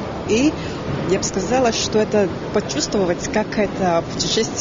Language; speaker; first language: Russian; non-native, fluent; Latvian